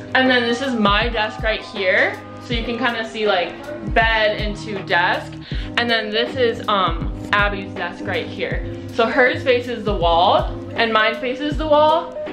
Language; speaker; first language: English; native; English